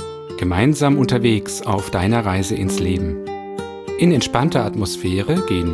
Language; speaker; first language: German; native; German